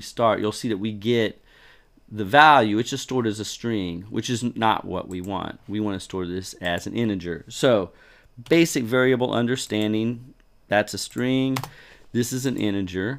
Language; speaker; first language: English; native; English